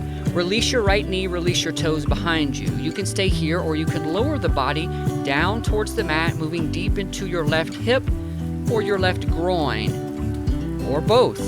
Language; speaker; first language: English; native; English